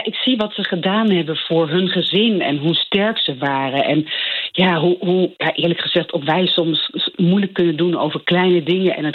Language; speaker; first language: Dutch; non-native, local second language; Low German